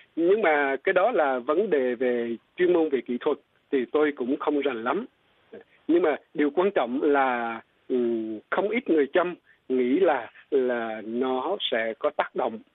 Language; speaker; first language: Vietnamese; non-native, local second language; Eastern Cham